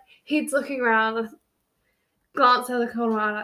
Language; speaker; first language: English; native; English